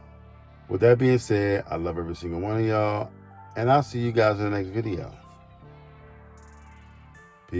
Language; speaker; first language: English; native; English